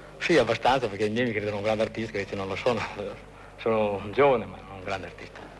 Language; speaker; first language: Italian; native; Italian